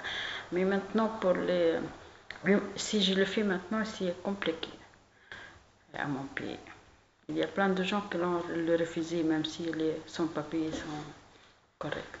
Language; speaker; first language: French; non-native, learner; Arabic